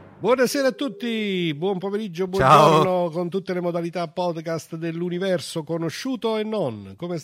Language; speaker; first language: Italian; native; Italian